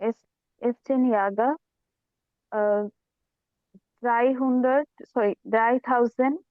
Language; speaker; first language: German; non-native, learner; Bangla